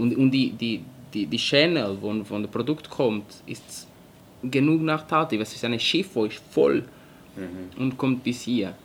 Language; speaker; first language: German; non-native, fluent; Portuguese